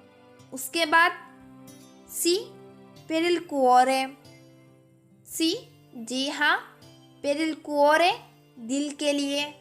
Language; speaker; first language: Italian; non-native, fluent; Urdu